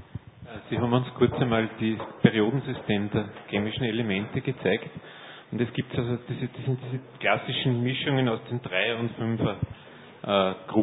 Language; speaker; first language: German; native; German